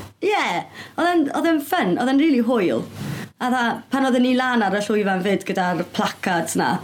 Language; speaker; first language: Welsh; native; Welsh